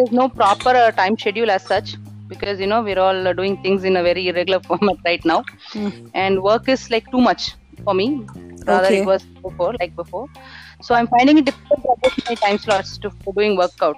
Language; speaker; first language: English; non-native, local second language; Tamil